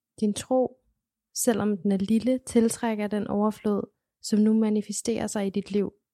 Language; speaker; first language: Danish; native; Danish